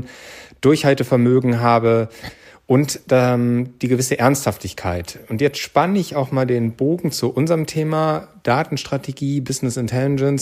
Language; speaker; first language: German; native; German